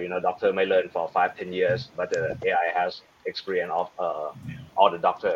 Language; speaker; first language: English; non-native, learner; Thai